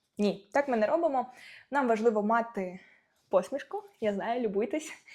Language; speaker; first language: Ukrainian; non-native, local second language; Russian